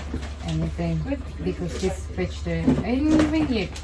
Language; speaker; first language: English; non-native, learner; Indonesian